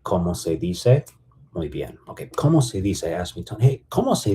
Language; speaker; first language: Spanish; non-native, fluent; English